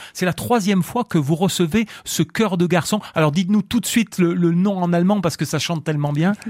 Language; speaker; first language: French; native; French